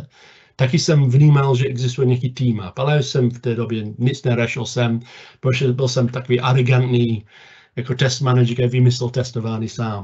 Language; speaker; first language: Czech; non-native, fluent; English